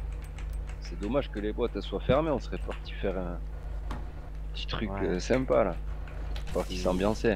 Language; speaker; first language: French; native; French